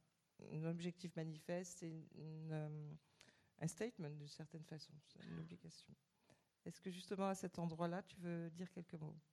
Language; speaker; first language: French; native; French